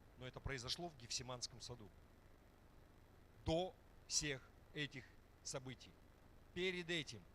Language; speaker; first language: Russian; native; Russian